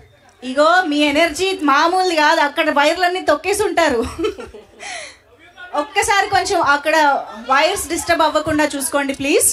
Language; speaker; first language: Telugu; native; Telugu